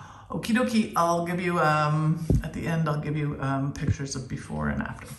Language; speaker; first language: English; native; English